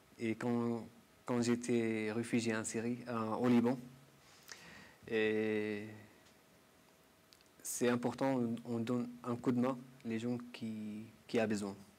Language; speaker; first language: French; non-native, learner; Arabic